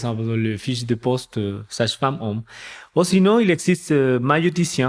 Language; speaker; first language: French; non-native, fluent; Spanish